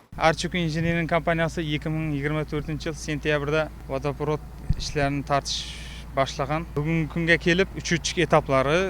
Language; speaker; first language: Uzbek; native; Uzbek